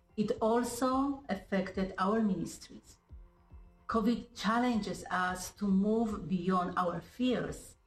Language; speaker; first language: English; non-native, fluent; Indonesian